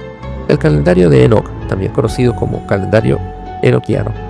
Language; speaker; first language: Spanish; native; Spanish